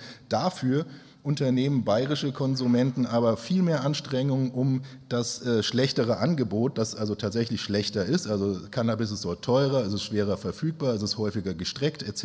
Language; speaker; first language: German; native; German